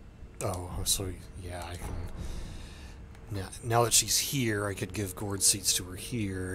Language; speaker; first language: English; native; English